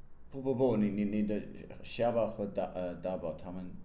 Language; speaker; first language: Chinese; non-native, learner; English